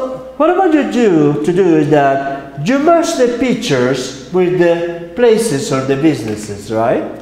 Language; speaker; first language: English; non-native, fluent; Spanish